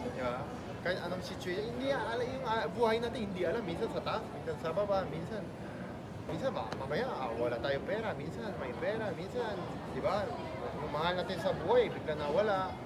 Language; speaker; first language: Filipino; non-native, fluent; Korean